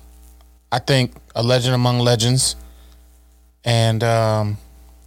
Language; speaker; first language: English; native; English